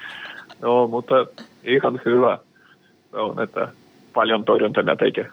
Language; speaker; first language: Finnish; non-native, learner; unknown